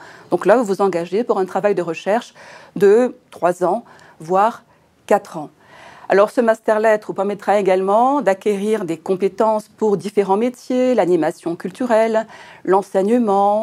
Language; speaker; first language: French; native; French